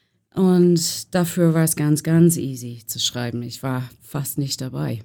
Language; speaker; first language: German; non-native, learner; English